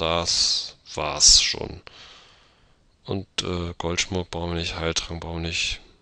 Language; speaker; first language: German; native; German